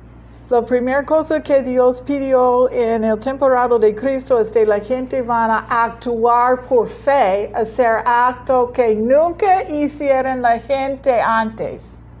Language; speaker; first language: Spanish; non-native, learner; English